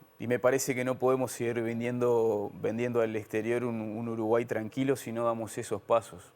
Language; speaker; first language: Spanish; native; Spanish